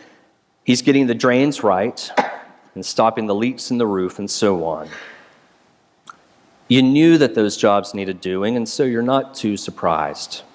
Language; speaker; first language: English; native; English